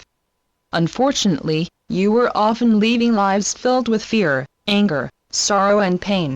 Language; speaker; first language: English; native; English